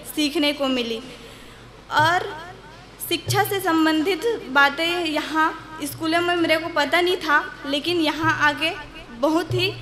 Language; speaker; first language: Hindi; native; Hindi